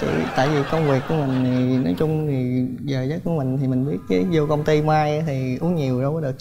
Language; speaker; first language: Vietnamese; native; Vietnamese